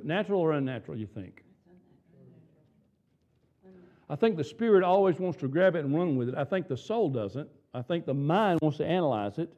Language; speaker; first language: English; native; English